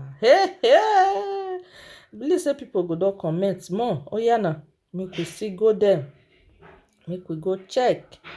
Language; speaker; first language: Nigerian Pidgin; non-native, local second language; Yoruba